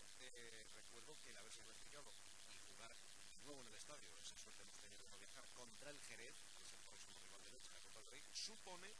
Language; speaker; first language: Spanish; native; Spanish